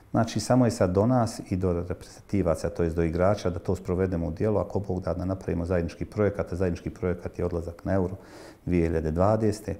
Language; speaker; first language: Croatian; native; Croatian